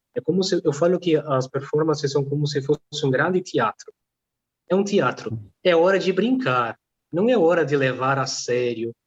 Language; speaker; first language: Portuguese; non-native, fluent; Polish